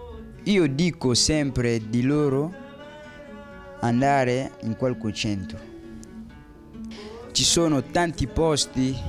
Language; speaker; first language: Italian; non-native, learner; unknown